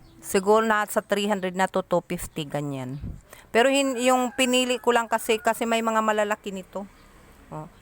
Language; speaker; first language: Filipino; non-native, local second language; Masbatenyo